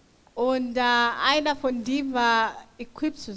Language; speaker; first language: German; non-native, fluent; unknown